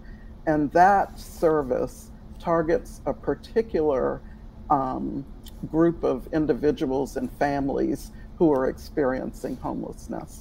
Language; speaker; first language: English; native; English